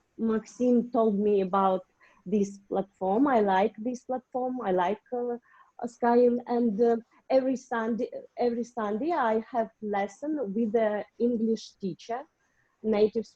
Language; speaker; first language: English; non-native, learner; Russian